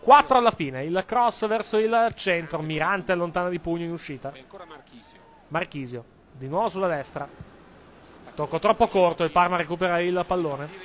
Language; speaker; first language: Italian; native; Italian